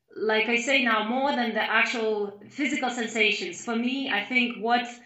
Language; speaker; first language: English; non-native, fluent; Lithuanian